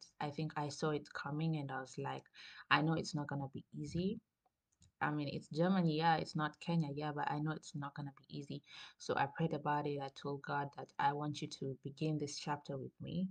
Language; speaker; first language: English; non-native, local second language; Swahili